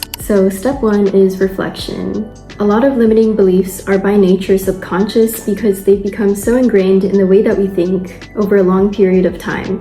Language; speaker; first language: English; native; English